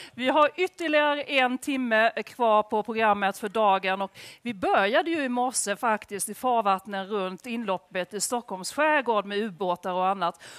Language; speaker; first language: Swedish; native; Swedish